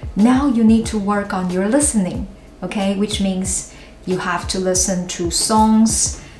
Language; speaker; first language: English; non-native, fluent; Chinese